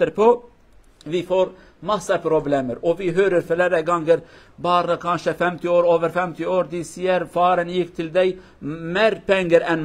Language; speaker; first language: Swedish; non-native, learner; Kurdish